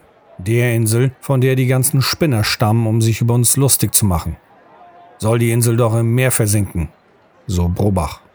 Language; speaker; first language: German; native; German